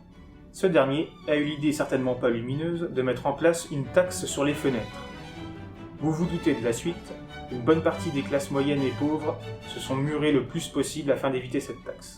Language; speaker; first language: French; native; French